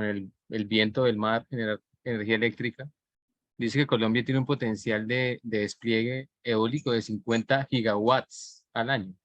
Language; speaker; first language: Spanish; native; Spanish